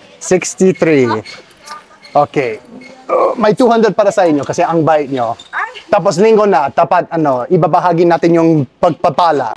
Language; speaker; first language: Filipino; non-native, fluent; English